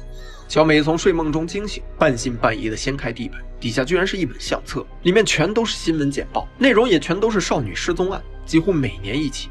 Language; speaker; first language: Chinese; native; Chinese